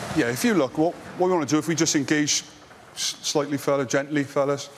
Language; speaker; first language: English; native; English